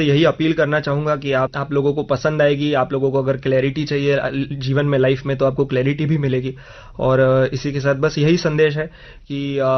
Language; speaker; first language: Gujarati; non-native, local second language; Marathi